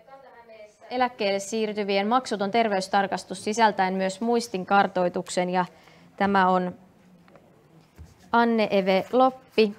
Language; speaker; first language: Finnish; native; Finnish